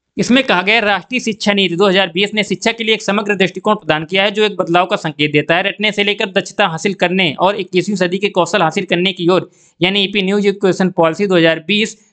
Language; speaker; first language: Hindi; native; Hindi